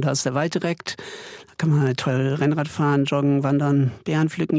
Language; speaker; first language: German; native; German